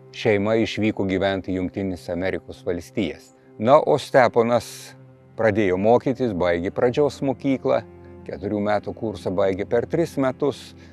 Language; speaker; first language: Lithuanian; native; Lithuanian